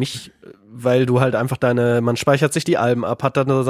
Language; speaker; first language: German; native; German